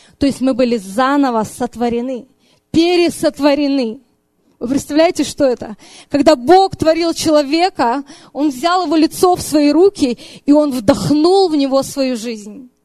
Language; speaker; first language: Russian; early bilingual, heritage; Russian